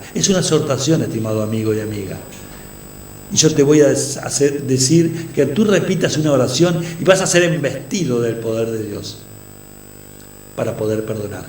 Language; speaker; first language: Spanish; native; Spanish